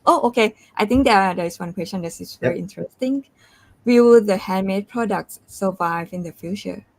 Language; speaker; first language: English; non-native, fluent; Thai